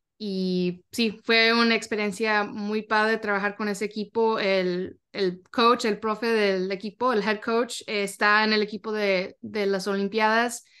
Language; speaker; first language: Spanish; early bilingual, heritage; Spanish